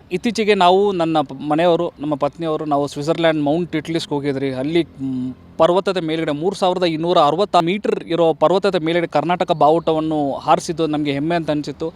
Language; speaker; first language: Kannada; non-native, local second language; Tamil